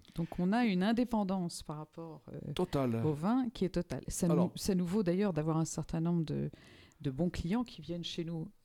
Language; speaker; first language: French; native; French